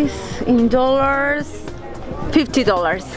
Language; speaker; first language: English; non-native, learner; Spanish